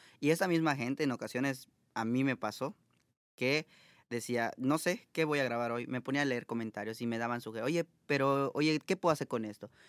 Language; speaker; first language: Spanish; native; Spanish